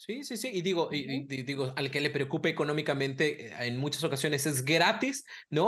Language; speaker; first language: Spanish; native; Spanish